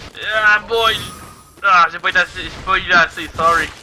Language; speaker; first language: French; native; French